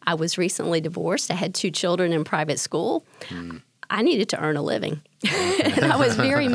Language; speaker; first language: English; native; English